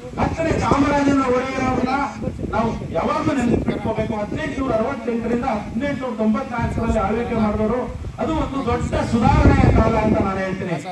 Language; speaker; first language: Kannada; non-native, local second language; Lambadi